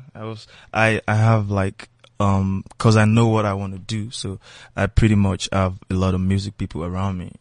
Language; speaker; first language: English; non-native, local second language; Yoruba